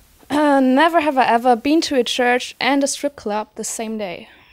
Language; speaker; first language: English; non-native, fluent; German